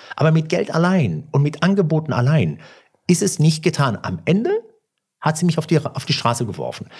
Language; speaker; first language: German; early bilingual, other home language; Italian